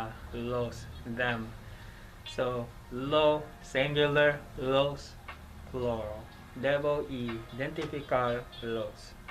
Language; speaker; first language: Spanish; non-native, learner; English